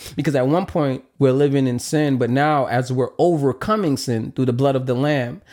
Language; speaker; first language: English; native; English